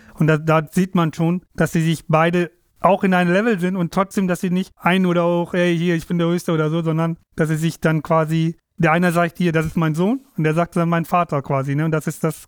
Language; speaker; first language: German; non-native, fluent; Tamil